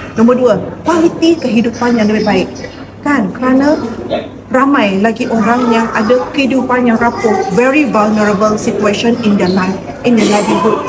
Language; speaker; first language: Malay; non-native, local second language; Chinese